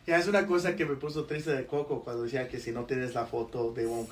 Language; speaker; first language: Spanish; early bilingual, heritage; Spanish